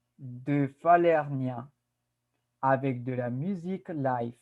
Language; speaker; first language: French; non-native, fluent; Spanish